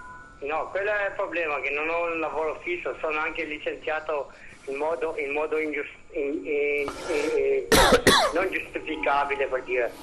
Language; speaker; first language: Italian; non-native, fluent; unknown